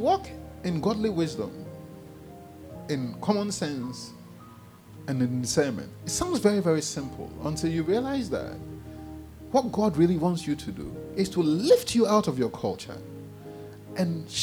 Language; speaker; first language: English; non-native, local second language; Akan